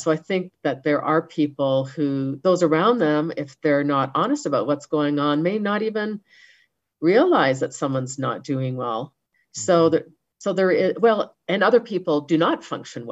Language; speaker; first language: English; native; English